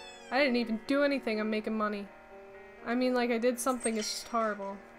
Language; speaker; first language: English; native; English